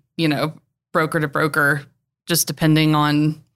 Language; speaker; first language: English; native; English